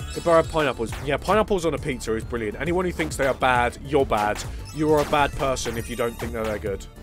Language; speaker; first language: English; native; English